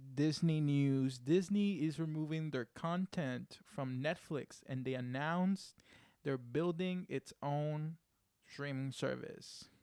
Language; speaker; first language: English; non-native, fluent; Spanish